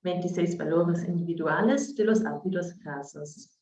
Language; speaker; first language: Spanish; non-native, learner; German